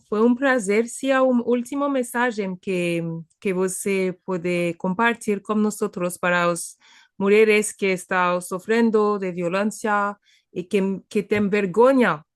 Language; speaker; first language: Portuguese; non-native, fluent; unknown